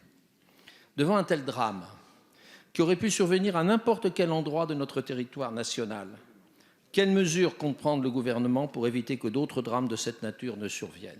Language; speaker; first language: French; native; French